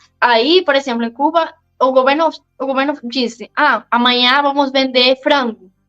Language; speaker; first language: Portuguese; non-native, fluent; Spanish